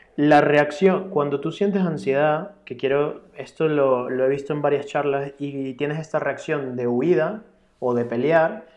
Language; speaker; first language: Spanish; native; Spanish